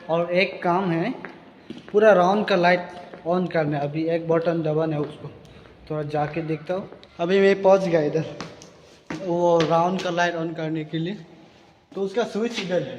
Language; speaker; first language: Hindi; non-native, local second language; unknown